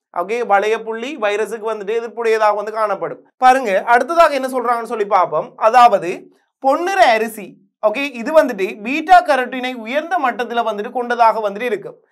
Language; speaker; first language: Tamil; native; Tamil